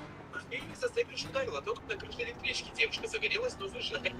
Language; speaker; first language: Russian; native; Russian